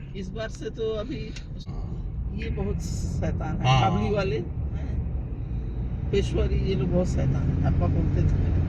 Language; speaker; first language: Hindi; native; Hindi